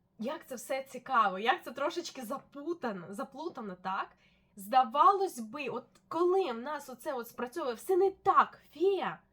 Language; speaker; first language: Ukrainian; non-native, local second language; Russian